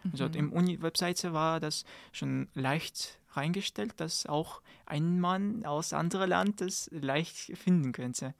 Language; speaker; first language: German; non-native, learner; Kazakh